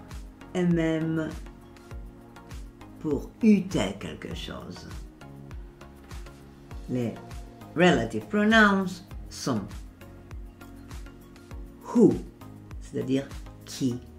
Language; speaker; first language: French; non-native, fluent; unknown